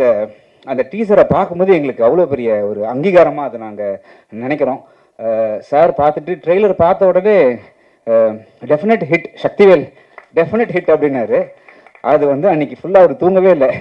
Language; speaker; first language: Tamil; native; Tamil